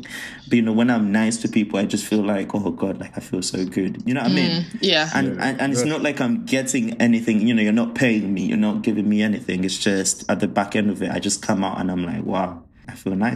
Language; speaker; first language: English; non-native, local second language; Ganda